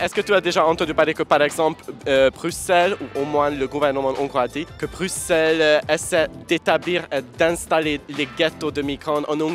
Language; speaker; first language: French; non-native, fluent; Hungarian